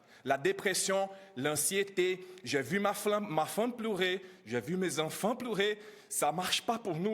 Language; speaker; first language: French; non-native, learner; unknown